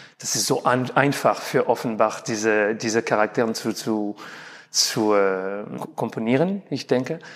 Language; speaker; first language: German; non-native, learner; French